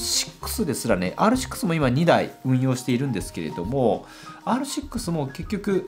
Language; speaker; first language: Japanese; native; Japanese